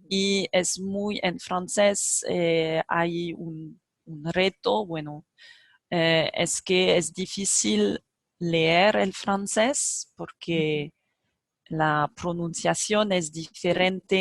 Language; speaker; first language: Spanish; non-native, fluent; French